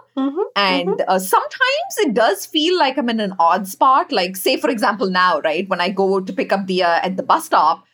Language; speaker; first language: English; non-native, local second language; Kannada